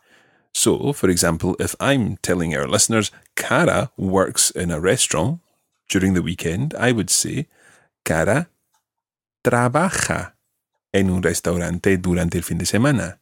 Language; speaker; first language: Spanish; non-native, fluent; English